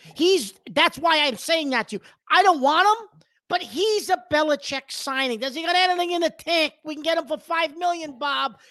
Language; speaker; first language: English; early bilingual, other home language; Italian